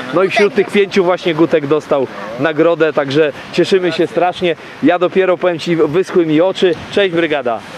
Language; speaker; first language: Polish; native; Polish